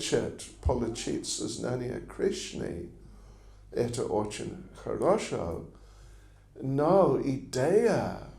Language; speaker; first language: Russian; non-native, learner; English